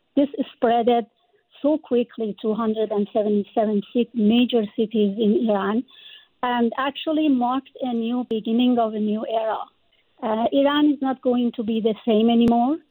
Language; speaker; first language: English; non-native, fluent; Persian